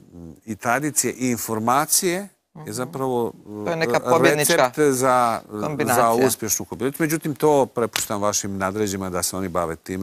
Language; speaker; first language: Croatian; native; Croatian